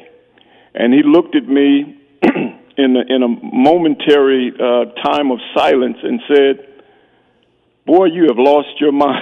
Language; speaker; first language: English; native; English